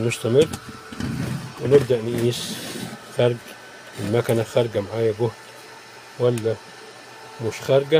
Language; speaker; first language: Arabic; native; Arabic